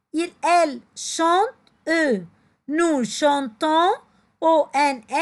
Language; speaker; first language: French; non-native, fluent; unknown